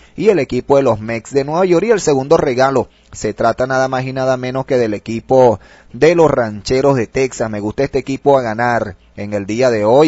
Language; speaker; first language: Spanish; native; Spanish